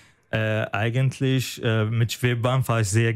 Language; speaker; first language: German; non-native, fluent; Arabic